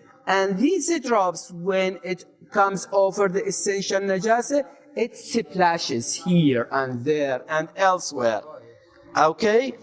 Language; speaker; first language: English; non-native, fluent; Arabic